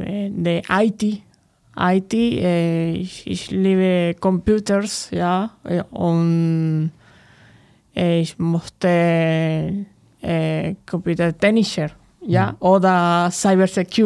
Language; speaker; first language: German; non-native, learner; Spanish